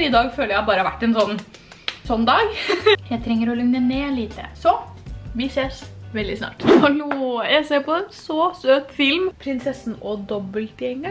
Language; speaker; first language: Norwegian; native; Norwegian